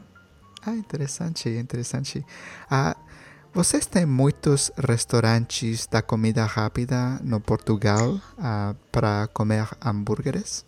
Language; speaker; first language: Portuguese; non-native, learner; Spanish